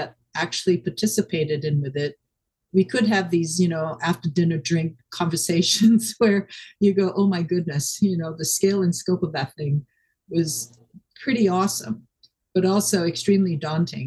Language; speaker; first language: English; non-native, local second language; Wu Chinese